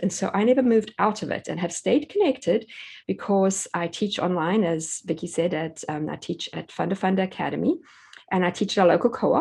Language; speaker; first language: English; native; English